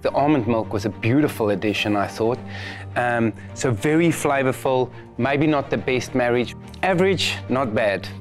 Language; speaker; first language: English; non-native, local second language; Afrikaans